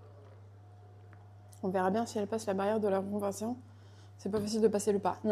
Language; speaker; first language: French; native; French